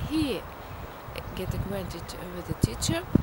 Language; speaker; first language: English; non-native, fluent; Russian